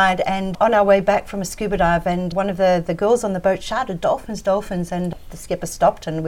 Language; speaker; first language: English; native; English